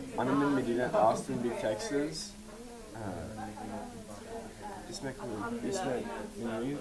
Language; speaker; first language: Arabic; non-native, learner; English